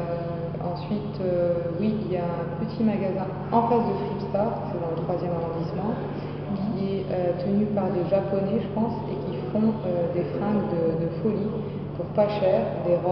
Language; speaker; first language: French; non-native, local second language; Arabic